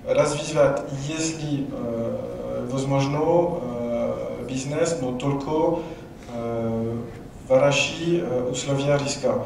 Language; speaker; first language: Russian; non-native, learner; French